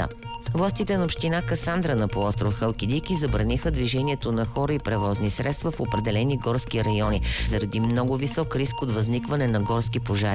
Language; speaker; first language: Bulgarian; native; Bulgarian